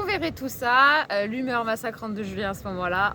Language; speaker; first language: French; native; French